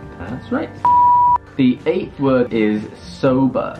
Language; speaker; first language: English; native; English